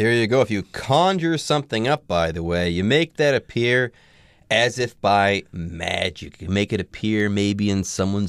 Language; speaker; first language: English; native; English